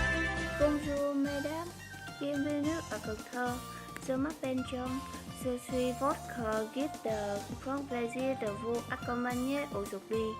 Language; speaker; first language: French; non-native, learner; Vietnamese